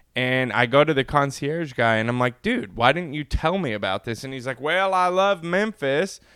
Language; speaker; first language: English; native; English